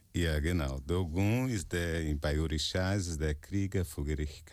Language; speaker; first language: German; non-native, fluent; Portuguese